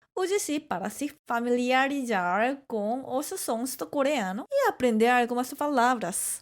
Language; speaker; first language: Portuguese; non-native, learner; Korean